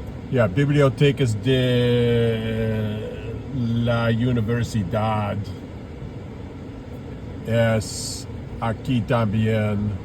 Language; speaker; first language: Spanish; non-native, learner; English